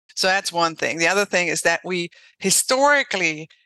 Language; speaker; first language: English; non-native, fluent; German